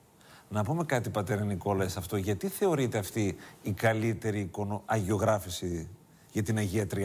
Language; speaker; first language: Greek; native; Greek